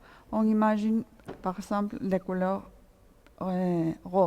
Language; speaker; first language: French; non-native, fluent; Spanish